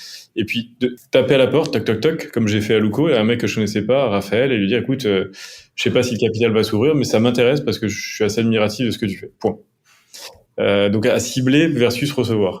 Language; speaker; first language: French; native; French